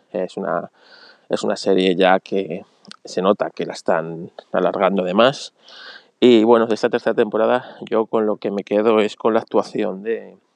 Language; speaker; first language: Spanish; native; Spanish